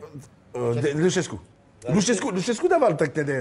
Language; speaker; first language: Turkish; non-native, learner; French